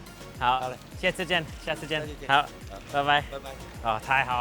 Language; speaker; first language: Chinese; non-native, fluent; English